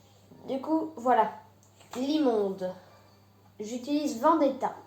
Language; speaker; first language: French; native; French